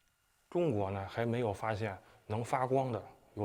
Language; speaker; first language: Chinese; native; Chinese